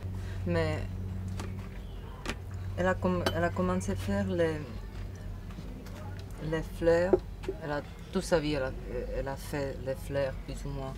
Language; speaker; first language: French; non-native, fluent; Czech